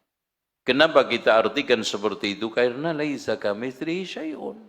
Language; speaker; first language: Indonesian; native; Indonesian